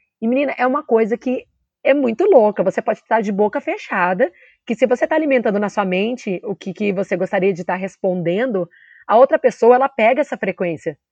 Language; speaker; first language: Portuguese; native; Portuguese